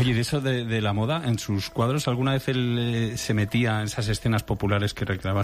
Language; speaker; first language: Spanish; native; Spanish